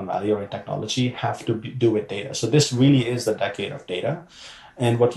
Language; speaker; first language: English; non-native, local second language; Urdu